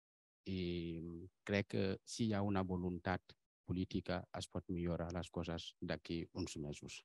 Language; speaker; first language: Catalan; non-native, fluent; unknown